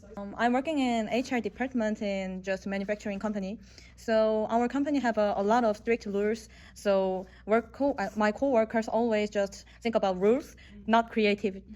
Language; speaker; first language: English; non-native, learner; Korean